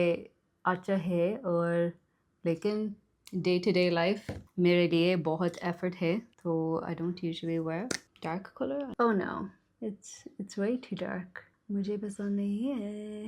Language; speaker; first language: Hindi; non-native, learner; English